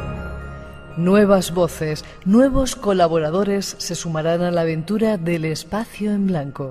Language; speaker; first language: Spanish; native; Spanish